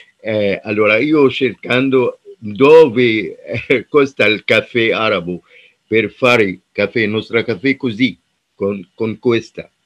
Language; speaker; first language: Italian; non-native, learner; Arabic